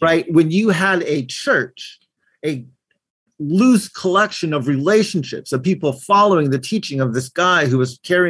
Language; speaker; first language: English; native; English